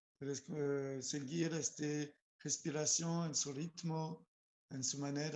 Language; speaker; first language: Spanish; non-native, learner; French